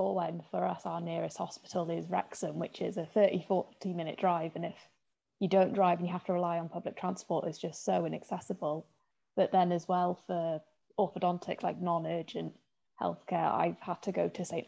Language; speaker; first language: English; native; English